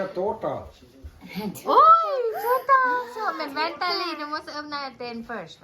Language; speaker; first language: Swedish; non-native, learner; Thai